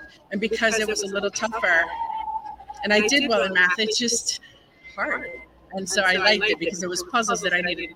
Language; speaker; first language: English; non-native, fluent; Spanish